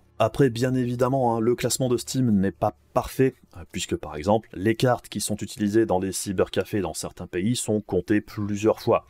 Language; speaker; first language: French; native; French